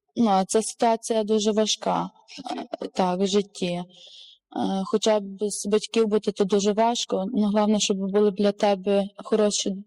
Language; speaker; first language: Ukrainian; native; Ukrainian